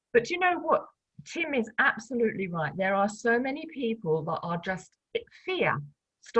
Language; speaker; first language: English; native; English